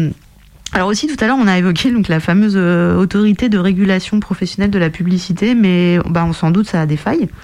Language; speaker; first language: French; native; French